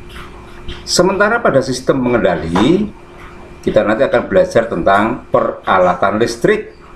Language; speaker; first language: Indonesian; native; Indonesian